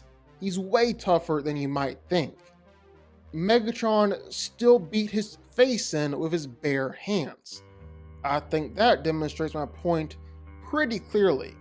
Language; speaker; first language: English; native; English